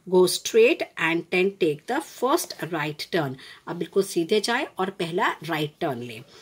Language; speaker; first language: Hindi; non-native, local second language; Gujarati